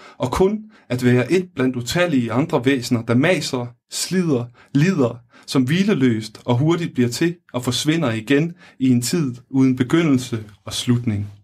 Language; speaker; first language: Danish; native; Danish